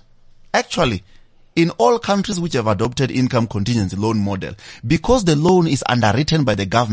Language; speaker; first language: English; non-native, local second language; Venda